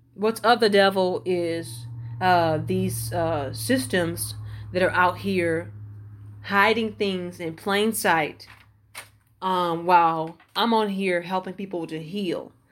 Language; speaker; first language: English; native; English